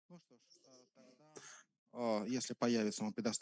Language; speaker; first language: Russian; native; Russian